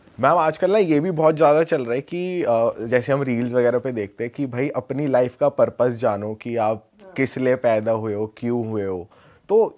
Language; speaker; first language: Hindi; native; Hindi